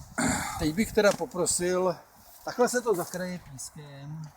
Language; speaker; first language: Czech; native; Czech